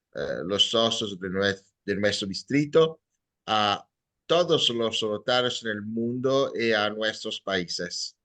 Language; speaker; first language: Spanish; native; Spanish